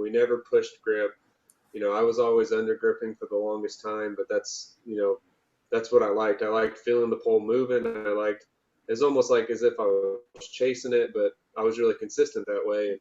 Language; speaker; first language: English; native; English